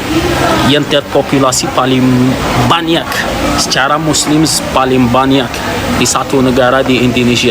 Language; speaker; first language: Indonesian; non-native, fluent; Arabic